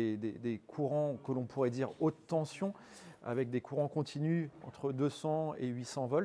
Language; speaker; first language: French; native; French